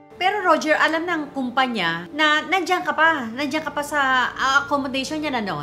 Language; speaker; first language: Filipino; native; Filipino